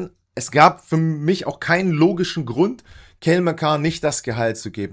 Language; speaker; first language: German; native; German